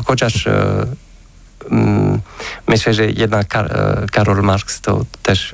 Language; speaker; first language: Polish; non-native, fluent; French